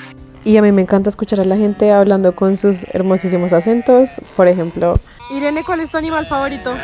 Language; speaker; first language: Spanish; native; Spanish